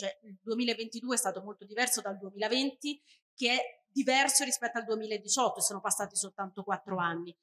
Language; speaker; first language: Italian; early bilingual, heritage; Italian